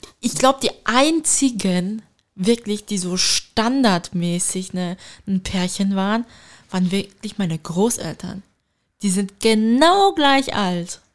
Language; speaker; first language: German; early bilingual, other home language; Turkish